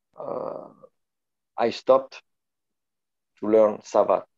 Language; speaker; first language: English; non-native, learner; French